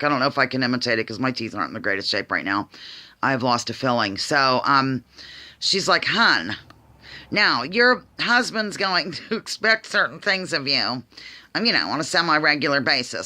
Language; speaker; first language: English; native; English